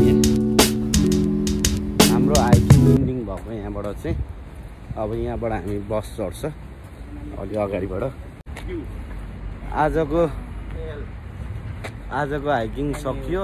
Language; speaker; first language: Nepali; native; Nepali